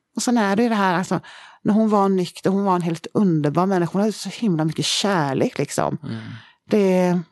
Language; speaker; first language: Swedish; native; Swedish